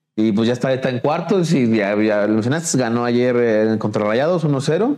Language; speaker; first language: Spanish; native; Spanish